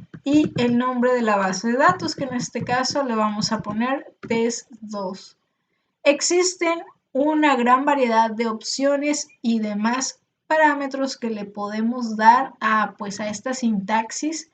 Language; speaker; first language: Spanish; native; Spanish